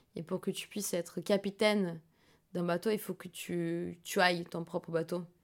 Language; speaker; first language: French; non-native, fluent; Portuguese